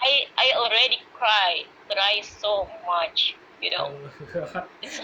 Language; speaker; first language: English; non-native, learner; Indonesian